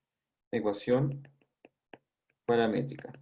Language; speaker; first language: Spanish; native; Spanish